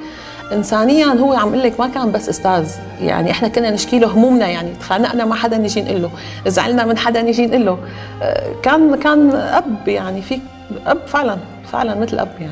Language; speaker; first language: Arabic; native; Arabic